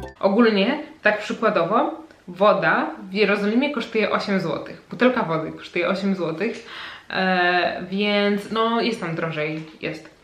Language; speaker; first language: Polish; native; Polish